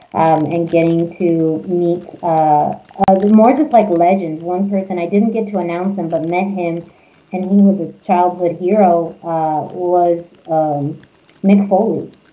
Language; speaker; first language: English; early bilingual, other home language; Spanish